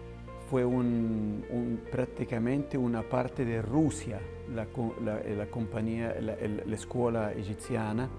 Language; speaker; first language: Italian; non-native, learner; Spanish